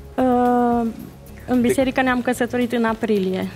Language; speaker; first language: Romanian; non-native, local second language; Hungarian